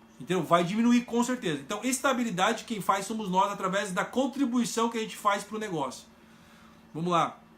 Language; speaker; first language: Portuguese; native; Portuguese